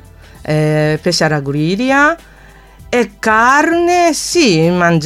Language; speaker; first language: Italian; non-native, fluent; Japanese